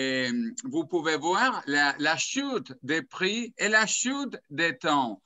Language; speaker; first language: French; non-native, fluent; Spanish